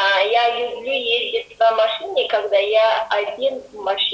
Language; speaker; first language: Russian; non-native, learner; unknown